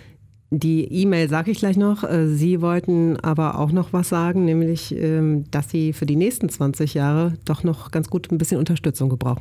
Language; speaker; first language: German; native; German